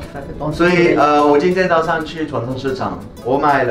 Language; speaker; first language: Chinese; non-native, fluent; French